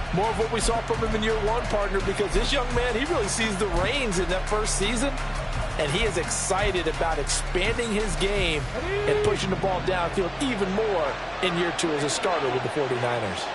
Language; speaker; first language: English; native; English